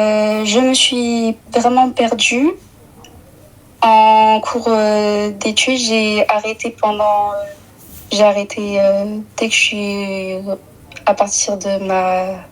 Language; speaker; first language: French; early bilingual, other home language; Arabic